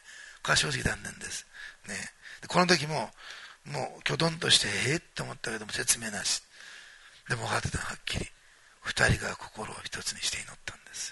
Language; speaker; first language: Japanese; native; Japanese